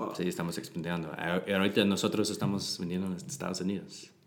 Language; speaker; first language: Spanish; non-native, learner; English